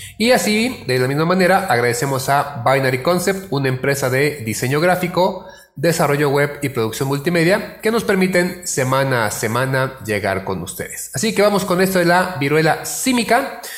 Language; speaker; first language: Spanish; native; Spanish